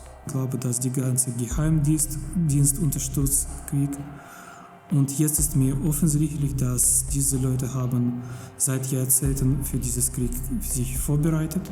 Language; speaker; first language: German; non-native, fluent; Russian